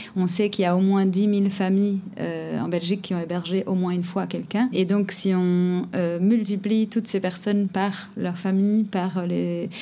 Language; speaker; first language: French; non-native, fluent; Portuguese